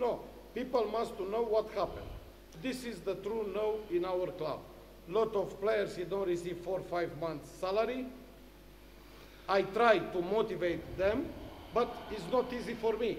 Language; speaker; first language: English; non-native, learner; Romanian